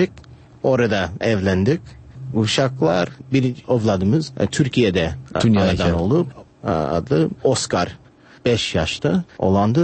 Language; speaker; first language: Turkish; non-native, fluent; English